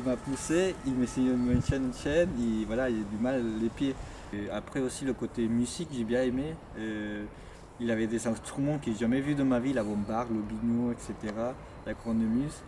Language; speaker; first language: French; non-native, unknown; Spanish